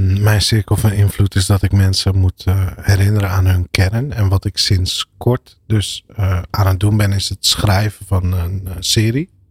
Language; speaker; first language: Dutch; early bilingual, other home language; Arabic